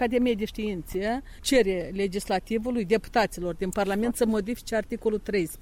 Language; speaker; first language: Romanian; native; Romanian